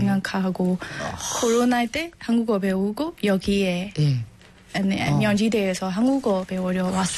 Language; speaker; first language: Korean; non-native, learner; Burmese